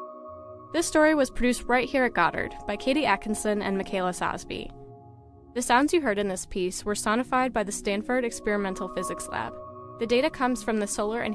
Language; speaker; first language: English; native; English